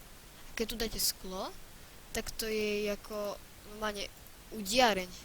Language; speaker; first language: Slovak; native; Slovak